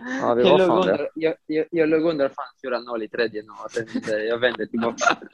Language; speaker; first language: Swedish; non-native, fluent; Romanian